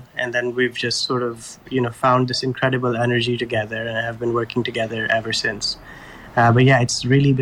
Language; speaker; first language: English; non-native, local second language; Urdu